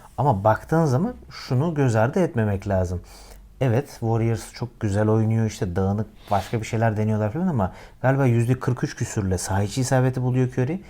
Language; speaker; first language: Turkish; native; Turkish